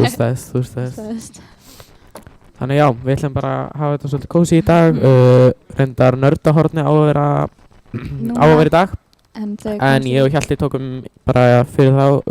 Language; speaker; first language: Icelandic; native; Icelandic